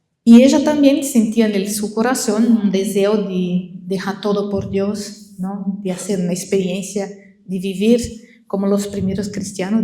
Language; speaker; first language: Spanish; non-native, learner; Portuguese